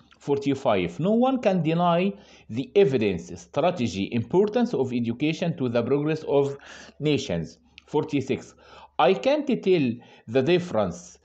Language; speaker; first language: English; non-native, fluent; Arabic